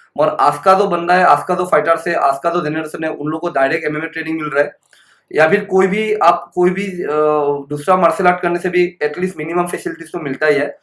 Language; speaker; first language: Hindi; non-native, local second language; Assamese